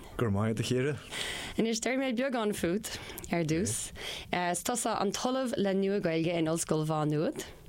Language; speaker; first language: Irish; non-native, local second language; English